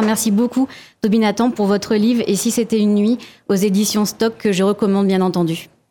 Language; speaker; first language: French; native; French